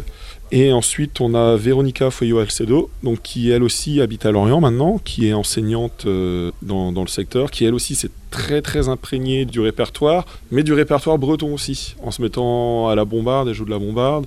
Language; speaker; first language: French; native; French